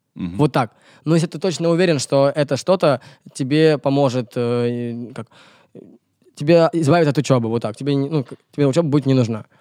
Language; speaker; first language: Russian; native; Russian